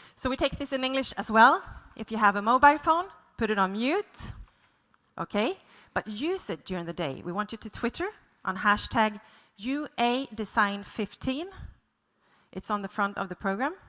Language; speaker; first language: English; non-native, fluent; Swedish